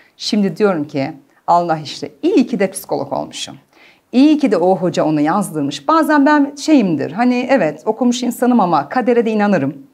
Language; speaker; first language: Turkish; early bilingual, heritage; Turkish